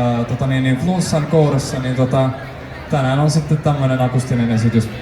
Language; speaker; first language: Finnish; native; Finnish